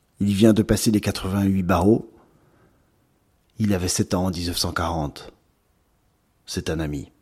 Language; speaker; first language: French; native; French